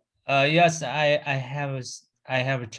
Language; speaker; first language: English; non-native, learner; Vietnamese